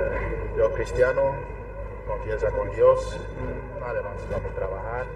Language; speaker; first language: Spanish; non-native, learner; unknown